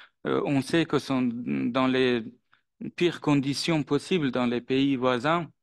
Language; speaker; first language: French; non-native, fluent; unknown